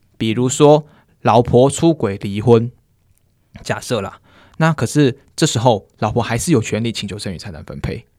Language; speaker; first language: Chinese; native; Chinese